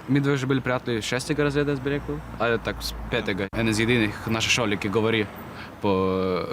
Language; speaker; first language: Slovenian; early bilingual, other home language; Russian